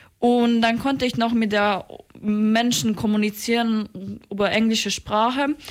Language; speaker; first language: German; early bilingual, other home language; Croatian